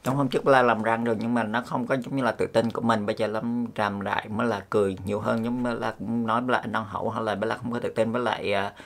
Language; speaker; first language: Vietnamese; early bilingual, heritage; Vietnamese